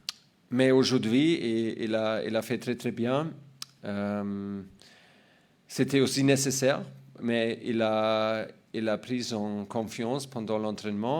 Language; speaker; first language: French; non-native, learner; German